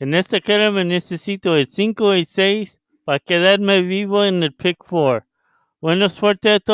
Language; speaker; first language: Spanish; early bilingual, heritage; Spanish